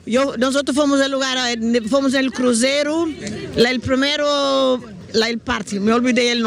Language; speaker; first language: Spanish; non-native, learner; Portuguese